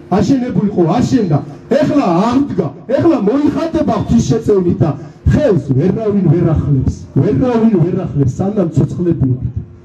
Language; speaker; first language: Georgian; non-native, local second language; Svan